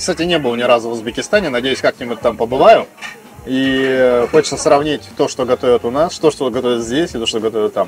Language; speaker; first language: Russian; native; Russian